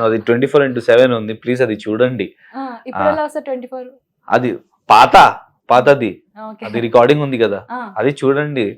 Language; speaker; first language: Telugu; non-native, learner; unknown